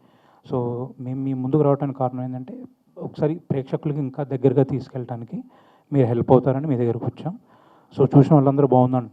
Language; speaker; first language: Telugu; native; Telugu